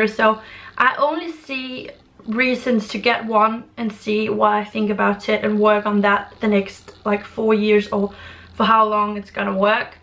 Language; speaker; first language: English; non-native, fluent; Danish